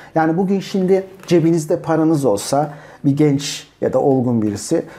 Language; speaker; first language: Turkish; native; Turkish